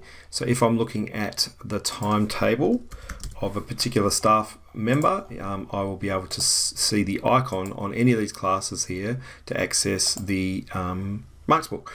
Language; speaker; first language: English; native; English